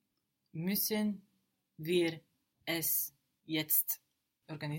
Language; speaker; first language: German; non-native, learner; English